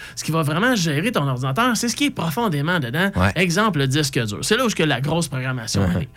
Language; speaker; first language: French; native; French